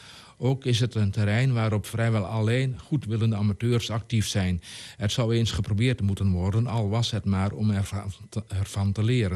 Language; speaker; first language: Dutch; native; Dutch